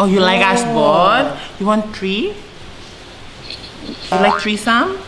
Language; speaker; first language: English; non-native, learner; Indonesian